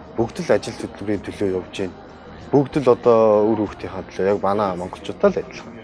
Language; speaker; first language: Mongolian; native; Mongolian